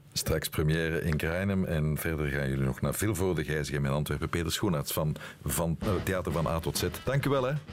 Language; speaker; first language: Dutch; native; Dutch